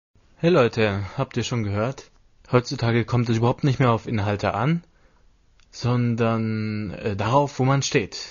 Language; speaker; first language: German; native; German